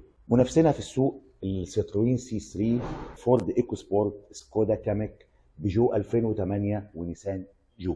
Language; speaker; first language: Arabic; native; Arabic